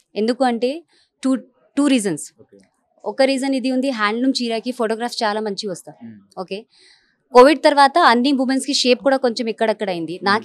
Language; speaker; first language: Telugu; non-native, local second language; Hindi